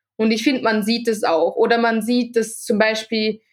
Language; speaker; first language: German; native; German